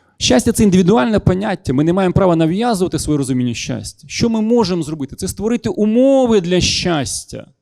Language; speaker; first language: Ukrainian; non-native, local second language; Russian